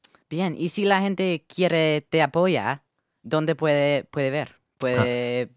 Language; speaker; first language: Spanish; non-native, learner; English